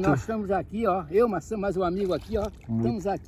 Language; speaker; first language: Portuguese; native; Portuguese